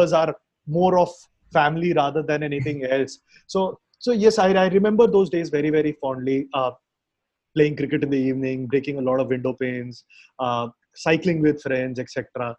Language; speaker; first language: English; non-native, local second language; Hindi